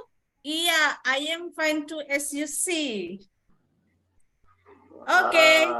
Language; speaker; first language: English; non-native, learner; Indonesian